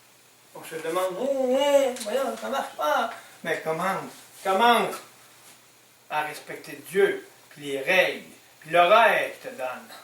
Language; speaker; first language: French; native; French